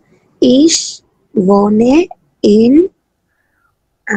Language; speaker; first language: German; non-native, learner; Bangla